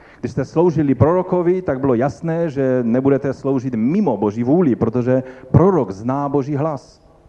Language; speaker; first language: Czech; non-native, local second language; Polish